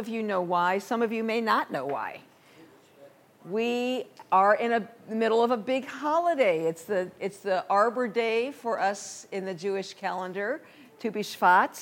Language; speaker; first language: English; native; English